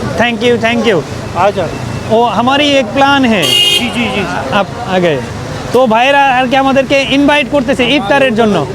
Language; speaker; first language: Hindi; non-native, learner; Bangla